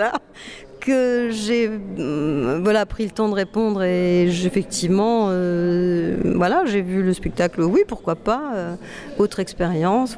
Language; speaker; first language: French; native; French